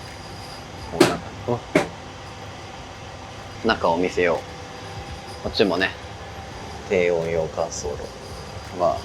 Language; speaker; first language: Japanese; native; Japanese